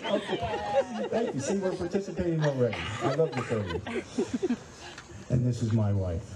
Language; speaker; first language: English; native; English